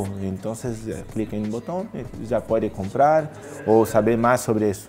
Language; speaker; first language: Spanish; non-native, learner; Portuguese